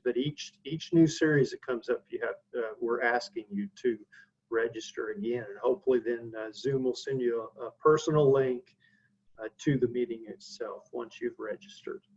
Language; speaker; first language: English; native; English